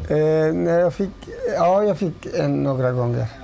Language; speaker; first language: Swedish; non-native, learner; Turoyo